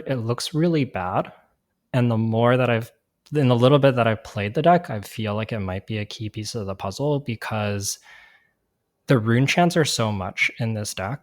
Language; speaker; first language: English; native; English